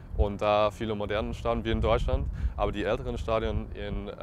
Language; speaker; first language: German; non-native, fluent; English